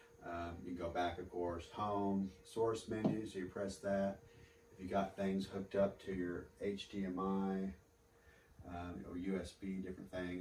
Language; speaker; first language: English; native; English